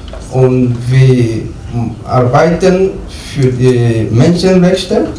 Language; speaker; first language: German; non-native, learner; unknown